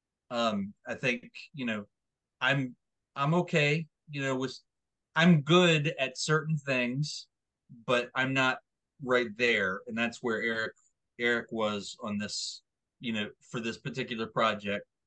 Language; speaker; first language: English; native; English